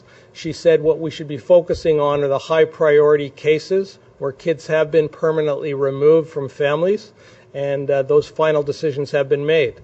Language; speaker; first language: English; native; English